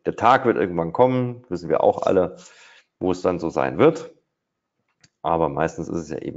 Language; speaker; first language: German; native; German